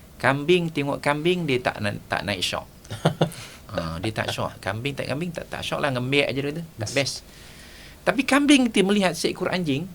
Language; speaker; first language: Malay; native; Malay